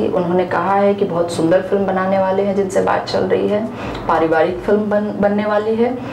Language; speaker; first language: Hindi; non-native, local second language; Bhojpuri